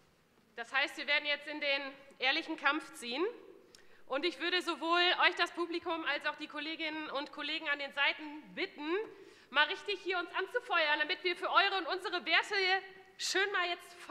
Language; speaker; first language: German; native; German